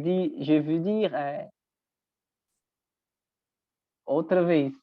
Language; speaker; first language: French; non-native, learner; Spanish